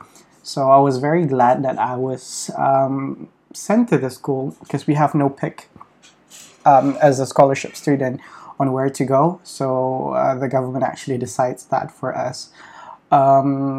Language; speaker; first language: English; non-native, fluent; Malay